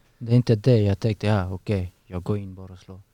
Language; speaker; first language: Swedish; non-native, learner; Persian